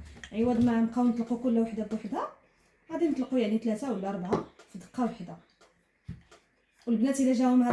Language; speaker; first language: Arabic; native; Arabic